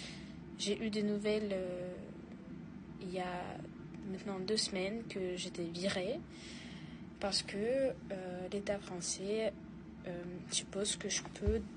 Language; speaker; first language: French; non-native, fluent; Russian